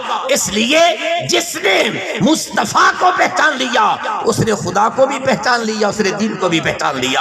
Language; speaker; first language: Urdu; non-native, local second language; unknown